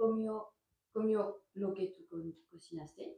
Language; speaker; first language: Spanish; non-native, learner; French